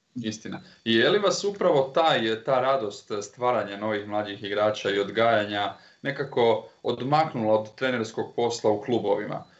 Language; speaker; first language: Croatian; native; Croatian